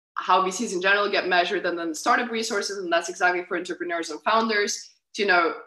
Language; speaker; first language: English; non-native, fluent; Lithuanian